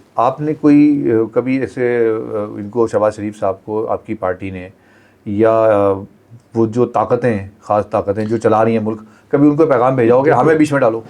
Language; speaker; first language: Urdu; native; Urdu